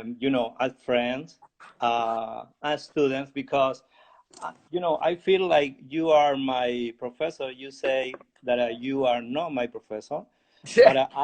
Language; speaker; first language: English; non-native, learner; Spanish